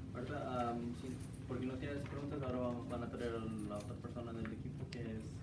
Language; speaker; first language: Spanish; non-native, learner; English